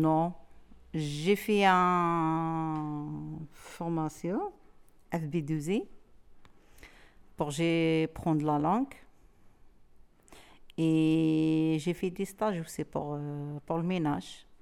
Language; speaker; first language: French; non-native, learner; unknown